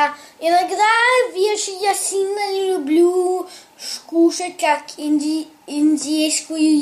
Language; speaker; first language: Russian; early bilingual, heritage; English